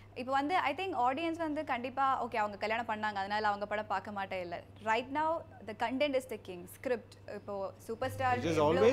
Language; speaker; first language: Tamil; non-native, local second language; Malayalam